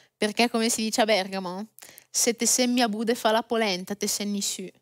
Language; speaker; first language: Italian; native; Italian